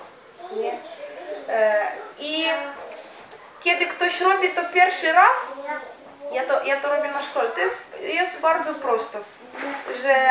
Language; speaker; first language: Polish; non-native, fluent; Ukrainian